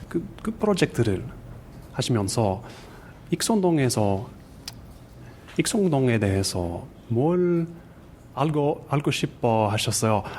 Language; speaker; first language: Korean; non-native, learner; English